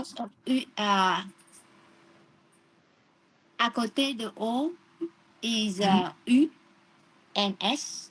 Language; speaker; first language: French; non-native, learner; Vietnamese